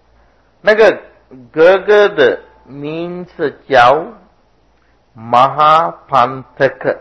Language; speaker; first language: Chinese; non-native, fluent; Sinhala